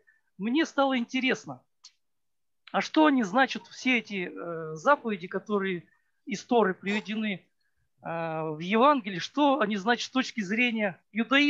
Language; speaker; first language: Russian; native; Russian